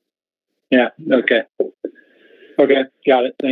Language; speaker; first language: English; native; English